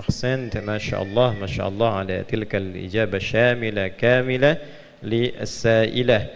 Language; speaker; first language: Arabic; non-native, fluent; Indonesian